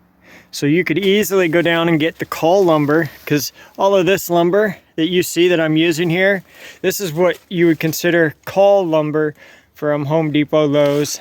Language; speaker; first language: English; native; English